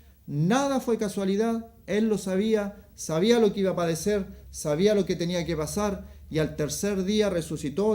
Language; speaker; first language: Spanish; native; Spanish